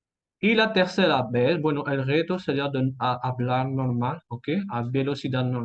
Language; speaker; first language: Spanish; non-native, fluent; French